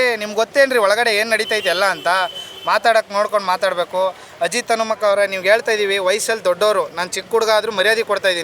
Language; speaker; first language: Kannada; native; Kannada